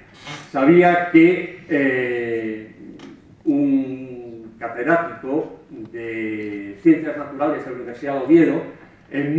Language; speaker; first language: Spanish; native; Spanish